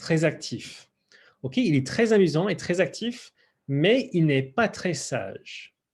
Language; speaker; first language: French; non-native, fluent; English